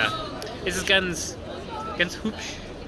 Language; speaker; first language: German; non-native, learner; English